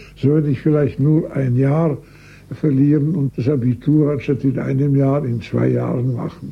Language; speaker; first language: German; native; German